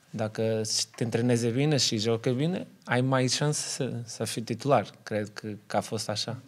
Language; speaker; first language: Romanian; non-native, learner; Portuguese